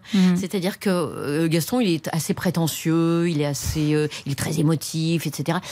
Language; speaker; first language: French; native; French